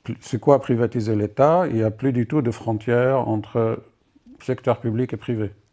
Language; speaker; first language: French; non-native, fluent; Arabic